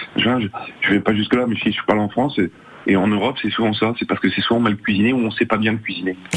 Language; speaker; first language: French; native; French